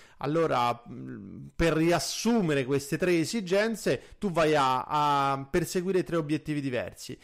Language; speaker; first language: Italian; native; Italian